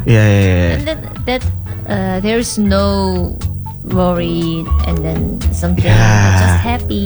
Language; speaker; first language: English; non-native, learner; Korean